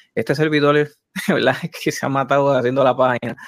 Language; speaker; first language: Spanish; native; Spanish